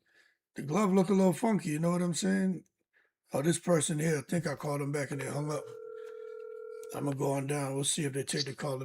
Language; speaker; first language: English; native; English